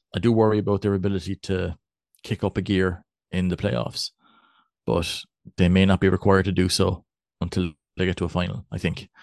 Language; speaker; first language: English; native; English